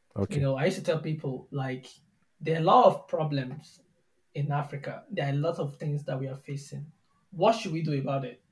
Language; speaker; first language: English; non-native, local second language; Yoruba